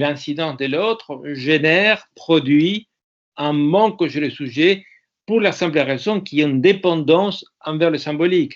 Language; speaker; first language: French; non-native, fluent; Spanish